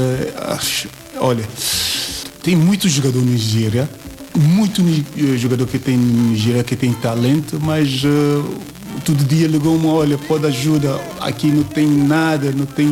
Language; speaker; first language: Portuguese; non-native, learner; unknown